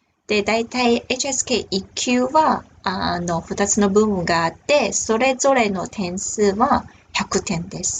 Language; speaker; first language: Japanese; non-native, fluent; Chinese